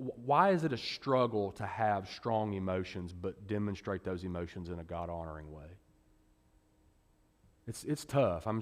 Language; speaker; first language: English; native; English